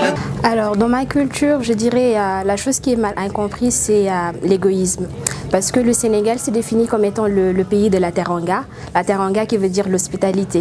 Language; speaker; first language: French; non-native, local second language; Wolof